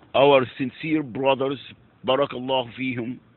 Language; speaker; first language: English; non-native, fluent; Arabic